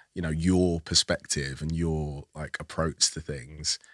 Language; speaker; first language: English; early bilingual, other home language; Yoruba